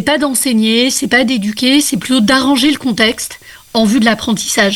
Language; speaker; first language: French; native; French